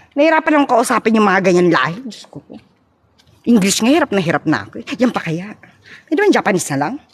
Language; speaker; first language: Filipino; non-native, local second language; Cebuano